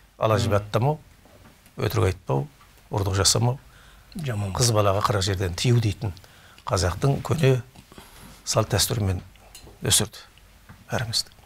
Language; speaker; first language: Kazakh; native; Kazakh